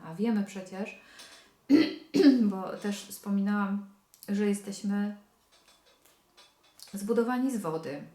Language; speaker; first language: Polish; native; Polish